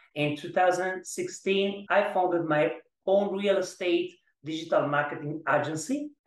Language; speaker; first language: English; non-native, learner; Italian